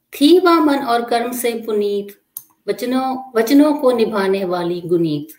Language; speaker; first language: Hindi; native; Hindi